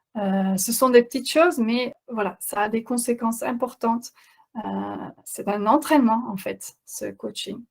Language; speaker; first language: French; non-native, fluent; Dutch